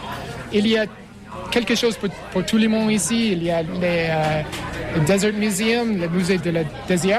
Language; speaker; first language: French; non-native, learner; English